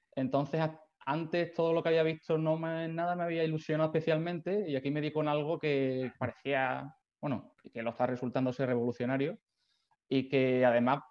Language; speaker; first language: Spanish; native; Spanish